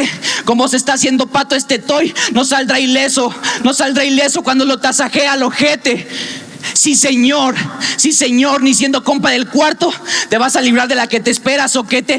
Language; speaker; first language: Spanish; native; Spanish